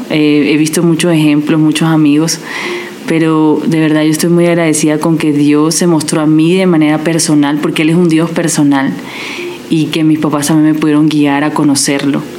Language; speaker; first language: Spanish; native; Spanish